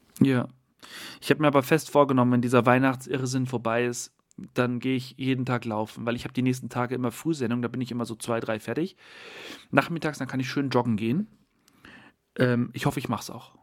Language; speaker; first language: German; native; German